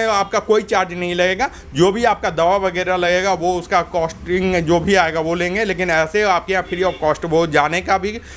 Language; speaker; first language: Hindi; native; Hindi